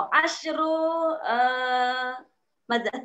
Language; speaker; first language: Arabic; non-native, learner; Indonesian